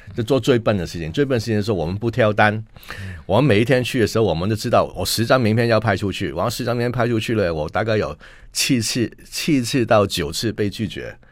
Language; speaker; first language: Chinese; non-native, local second language; Cantonese